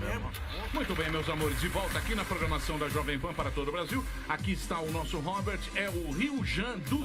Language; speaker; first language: Portuguese; native; Portuguese